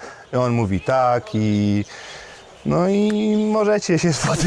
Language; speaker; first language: Polish; early bilingual, heritage; Polish